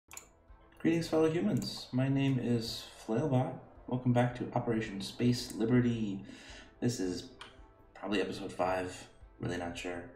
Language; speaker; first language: English; native; English